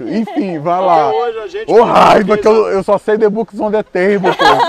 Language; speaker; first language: Portuguese; native; Portuguese